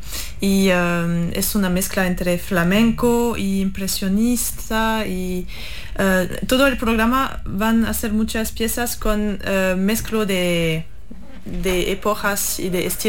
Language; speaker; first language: Spanish; non-native, learner; English